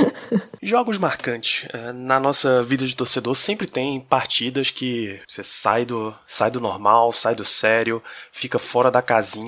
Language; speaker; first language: Portuguese; native; Portuguese